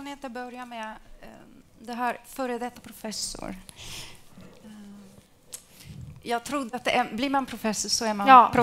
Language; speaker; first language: Swedish; non-native, fluent; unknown